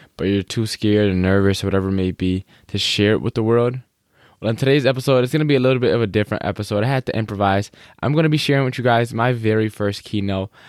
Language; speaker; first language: English; native; English